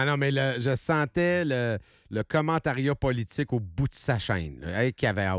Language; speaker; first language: French; native; French